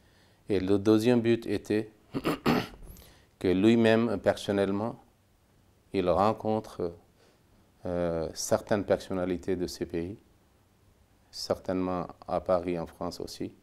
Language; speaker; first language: French; non-native, fluent; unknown